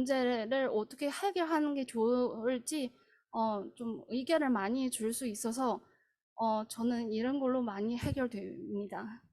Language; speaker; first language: Korean; non-native, fluent; Chinese